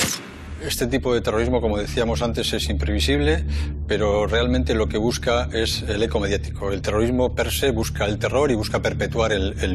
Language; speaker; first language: Spanish; native; Spanish